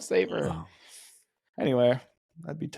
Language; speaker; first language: English; native; English